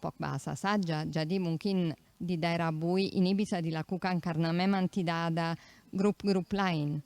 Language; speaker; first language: Indonesian; non-native, fluent; Italian